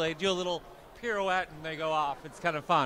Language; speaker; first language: English; native; English